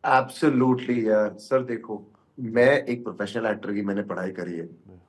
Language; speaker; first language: Hindi; native; Hindi